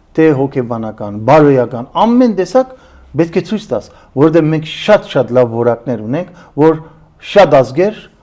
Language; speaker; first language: Armenian; early bilingual, heritage; Armenian